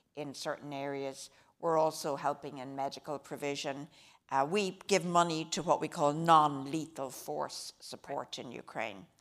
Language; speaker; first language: English; native; English